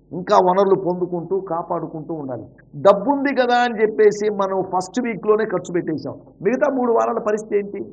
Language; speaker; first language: Telugu; native; Telugu